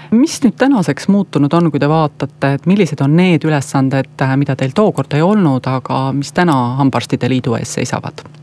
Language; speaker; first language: Estonian; native; Estonian